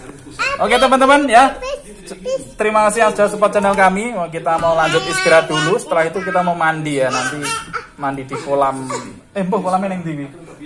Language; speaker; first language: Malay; non-native, local second language; Javanese